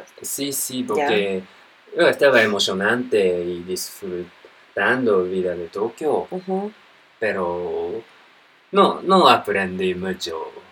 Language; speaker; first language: Spanish; non-native, learner; Japanese